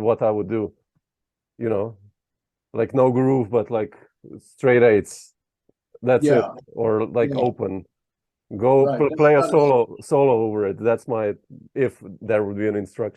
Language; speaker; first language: English; non-native, fluent; Slovenian